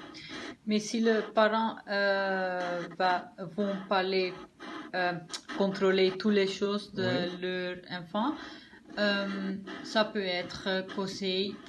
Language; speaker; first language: French; non-native, learner; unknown